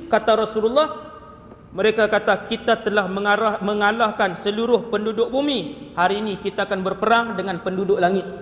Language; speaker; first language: Malay; native; Malay